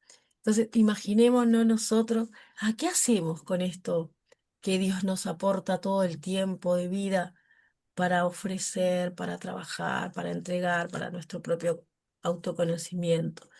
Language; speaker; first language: Spanish; native; Spanish